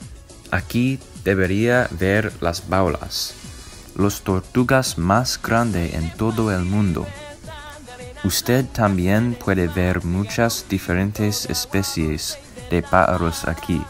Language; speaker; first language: Spanish; non-native, learner; English